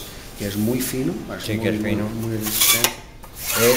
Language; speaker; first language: Spanish; non-native, learner; Portuguese